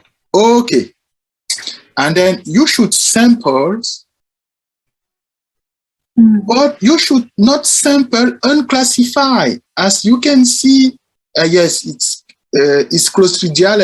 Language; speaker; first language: English; non-native, fluent; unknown